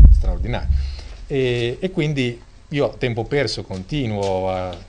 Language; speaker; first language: Italian; native; Italian